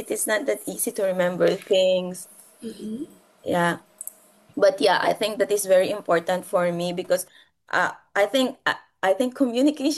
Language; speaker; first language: English; non-native, local second language; Filipino